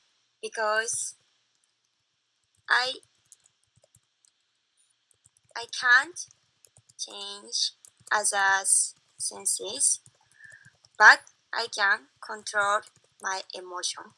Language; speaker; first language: English; non-native, learner; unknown